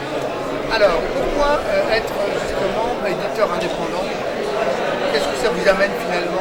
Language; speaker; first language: French; native; French